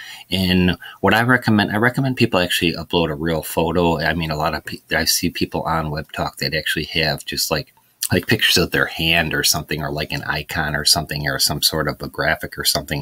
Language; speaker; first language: English; native; English